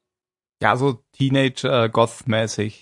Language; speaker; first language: German; native; German